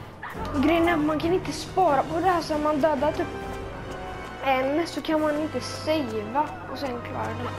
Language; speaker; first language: Swedish; native; Swedish